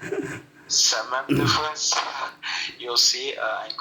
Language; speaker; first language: French; non-native, local second language; Haitian Creole